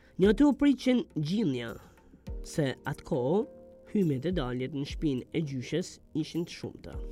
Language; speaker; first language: Albanian; native; Albanian